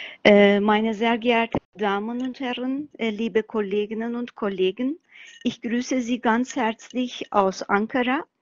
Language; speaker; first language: German; non-native, fluent; Turkish